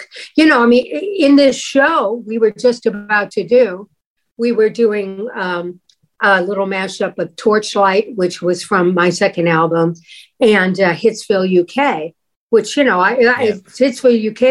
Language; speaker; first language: English; native; English